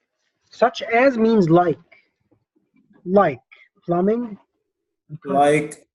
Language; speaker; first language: English; non-native, fluent; Arabic